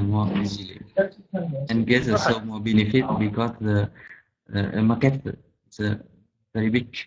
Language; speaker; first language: English; non-native, learner; Vietnamese